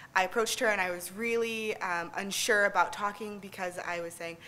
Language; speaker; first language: English; native; English